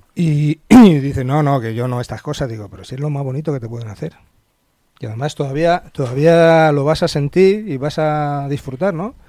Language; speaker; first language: Spanish; native; Spanish